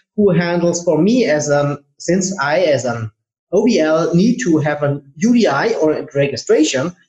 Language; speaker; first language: English; non-native, fluent; German